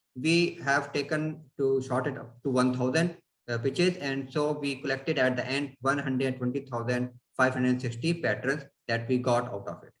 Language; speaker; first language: English; non-native, fluent; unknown